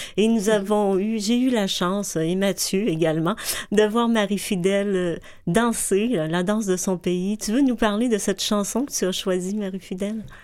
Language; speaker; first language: French; native; French